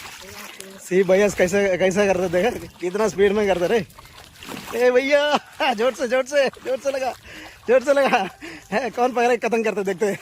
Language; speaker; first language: Hindi; non-native, local second language; Malayalam